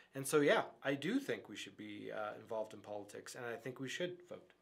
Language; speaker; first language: English; native; English